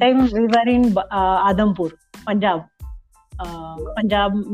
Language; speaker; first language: English; non-native, local second language; Marathi